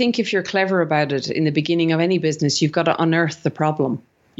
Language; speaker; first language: English; native; English